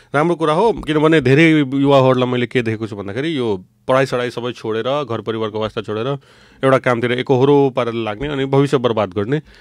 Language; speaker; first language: Nepali; non-native, local second language; Bhojpuri